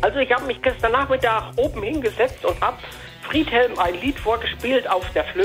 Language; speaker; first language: German; native; German